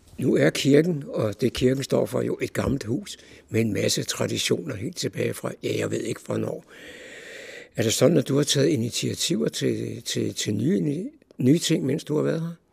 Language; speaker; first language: Danish; native; Danish